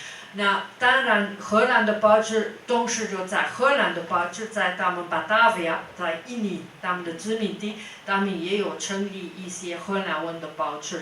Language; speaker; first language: Chinese; non-native, fluent; Dutch